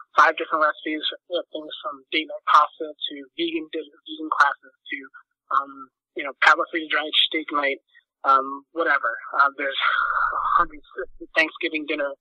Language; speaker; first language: English; native; English